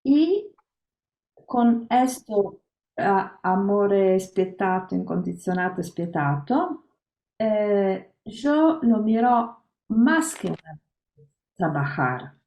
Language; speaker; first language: Spanish; non-native, learner; Italian